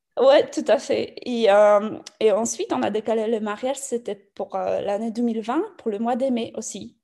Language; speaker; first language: French; non-native, fluent; Polish